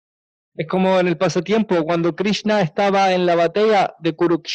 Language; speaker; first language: Spanish; native; Spanish